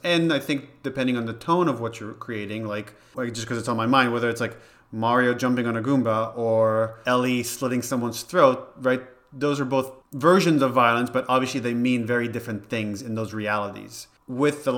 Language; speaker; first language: English; non-native, fluent; Hebrew